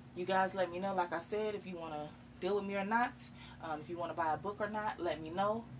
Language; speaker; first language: English; native; English